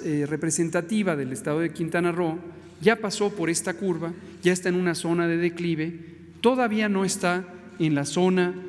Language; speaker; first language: Spanish; native; Spanish